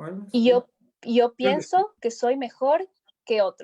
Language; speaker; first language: Spanish; native; Spanish